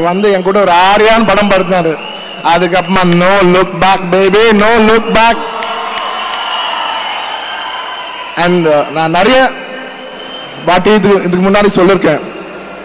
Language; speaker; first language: Tamil; non-native, learner; Telugu